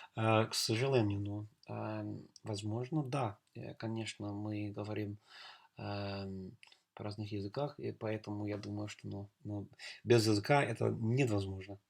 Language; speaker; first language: Russian; non-native, learner; English